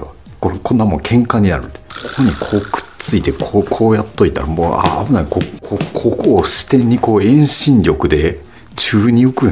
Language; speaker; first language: Japanese; native; Japanese